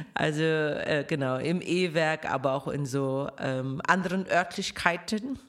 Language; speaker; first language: German; non-native, fluent; Russian